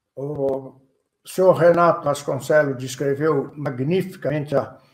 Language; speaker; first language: Portuguese; native; Portuguese